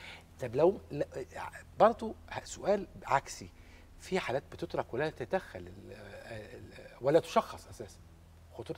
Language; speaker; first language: Arabic; native; Arabic